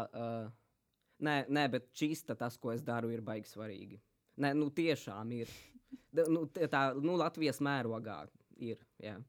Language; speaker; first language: Latvian; native; Latvian